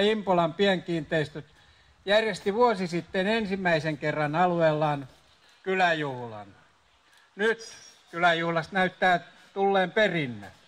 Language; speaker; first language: Finnish; native; Finnish